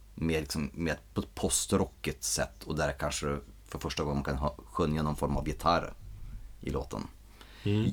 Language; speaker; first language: Swedish; native; Swedish